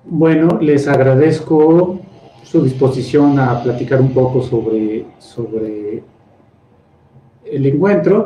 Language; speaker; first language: Spanish; native; Spanish